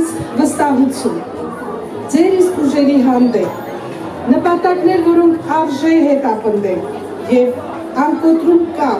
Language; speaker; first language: Armenian; native; Armenian